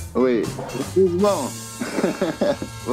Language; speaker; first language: French; non-native, fluent; Dutch